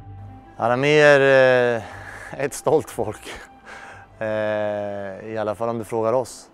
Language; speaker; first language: Swedish; early bilingual, other home language; Turoyo